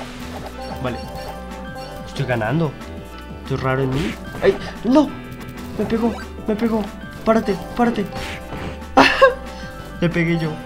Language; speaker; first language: Spanish; native; Spanish